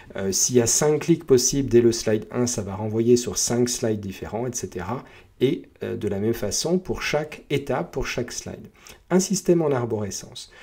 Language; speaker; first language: French; native; French